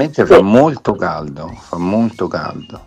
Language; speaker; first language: Italian; native; Italian